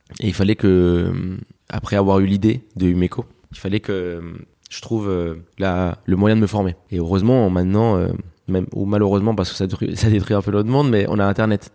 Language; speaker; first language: French; early bilingual, other home language; Spanish